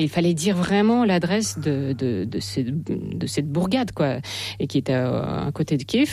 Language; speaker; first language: French; non-native, fluent; Russian